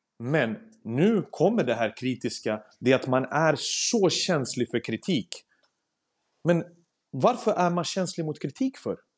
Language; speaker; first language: Swedish; early bilingual, other home language; Serbian